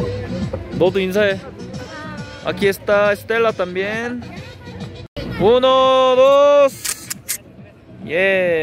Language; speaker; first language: Spanish; non-native, learner; Korean